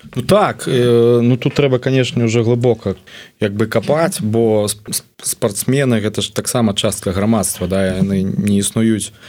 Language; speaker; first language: Belarusian; non-native, local second language; Russian